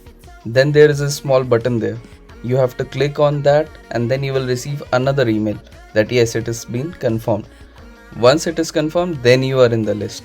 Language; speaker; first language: English; non-native, local second language; Hindi